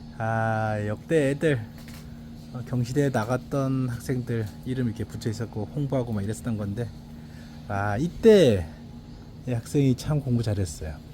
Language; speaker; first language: Korean; native; Korean